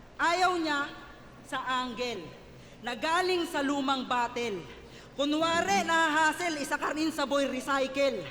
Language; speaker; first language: Filipino; native; Filipino